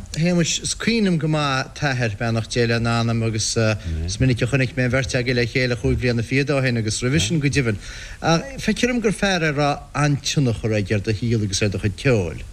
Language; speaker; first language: Irish; native; Irish